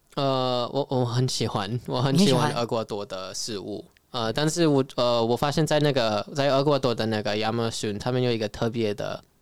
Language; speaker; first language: Chinese; non-native, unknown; English